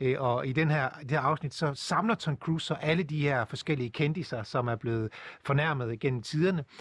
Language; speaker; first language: Danish; native; Danish